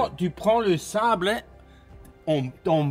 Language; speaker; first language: French; non-native, local second language; German